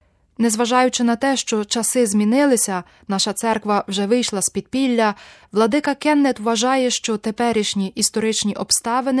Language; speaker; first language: Ukrainian; native; Ukrainian